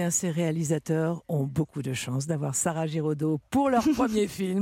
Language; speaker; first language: French; native; French